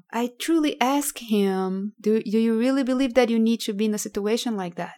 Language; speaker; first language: English; non-native, fluent; Portuguese